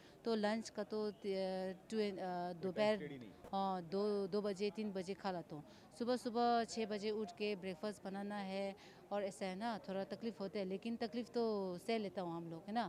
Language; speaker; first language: Hindi; non-native, local second language; Tibetan